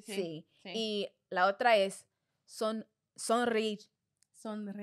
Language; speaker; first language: Spanish; non-native, learner; English